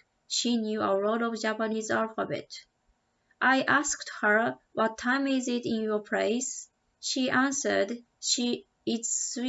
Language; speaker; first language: English; non-native, learner; Japanese